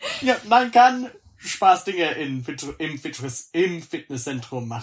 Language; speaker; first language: German; non-native, learner; English